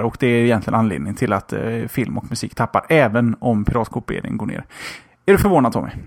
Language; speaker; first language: Swedish; native; Swedish